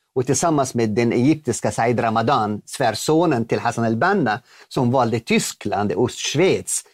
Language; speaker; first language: Swedish; non-native, fluent; Arabic